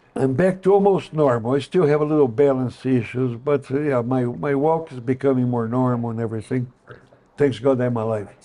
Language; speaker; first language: English; non-native, fluent; Portuguese